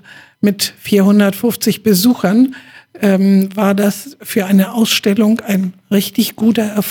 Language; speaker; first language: German; native; German